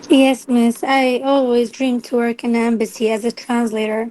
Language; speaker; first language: English; non-native, fluent; Arabic